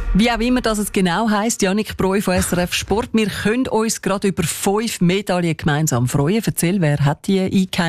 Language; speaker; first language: German; native; German